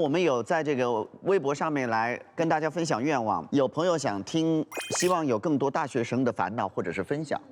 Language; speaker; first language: Chinese; native; Chinese